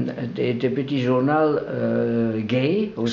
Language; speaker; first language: French; non-native, local second language; German